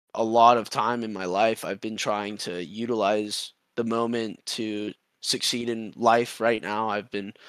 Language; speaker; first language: English; native; English